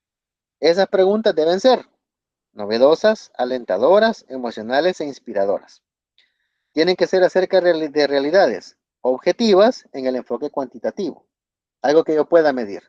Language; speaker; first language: Spanish; native; Spanish